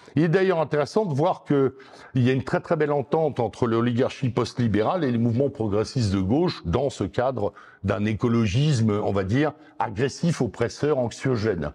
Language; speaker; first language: French; native; French